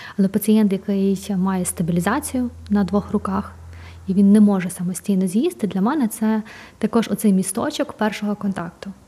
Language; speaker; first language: Ukrainian; native; Ukrainian